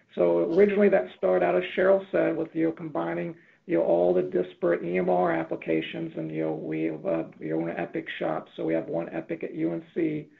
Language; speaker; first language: English; native; English